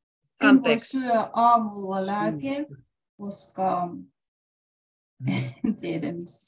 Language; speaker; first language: Finnish; non-native, learner; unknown